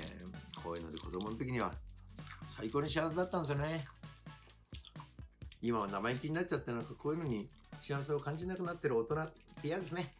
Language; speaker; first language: Japanese; native; Japanese